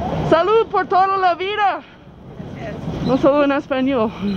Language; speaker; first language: Spanish; non-native, learner; English